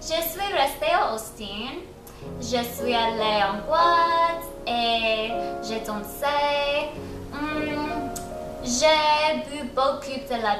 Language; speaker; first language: French; non-native, learner; English